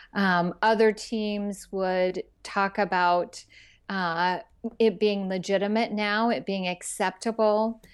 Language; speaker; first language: English; native; English